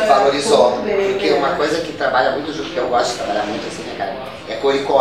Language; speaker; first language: Portuguese; native; Portuguese